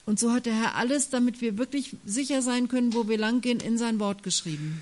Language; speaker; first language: German; native; German